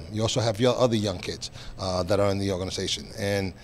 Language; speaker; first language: English; native; English